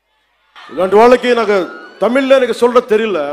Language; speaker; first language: Tamil; non-native, fluent; Telugu